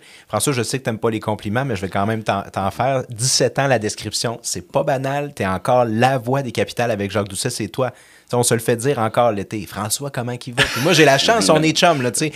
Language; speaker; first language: French; native; French